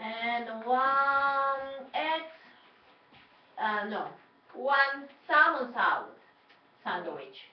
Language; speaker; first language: English; non-native, learner; Japanese